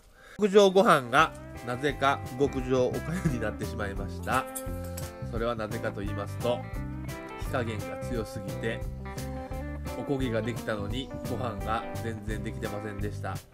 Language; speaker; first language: Japanese; native; Japanese